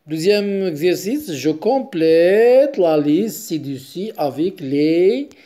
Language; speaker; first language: French; non-native, local second language; Arabic